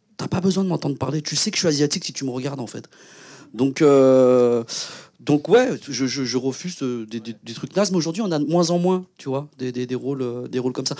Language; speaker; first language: French; early bilingual, other home language; Vietnamese